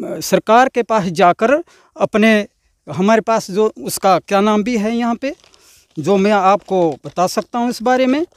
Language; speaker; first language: Hindi; non-native, local second language; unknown